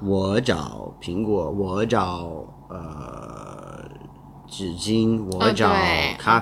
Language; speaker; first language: Chinese; non-native, learner; English